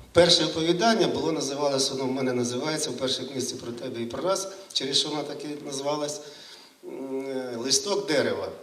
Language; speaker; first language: Ukrainian; native; Ukrainian